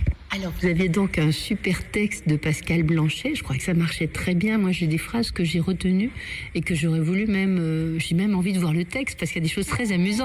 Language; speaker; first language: French; native; French